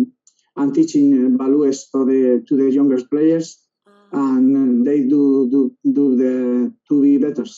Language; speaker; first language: English; non-native, learner; Spanish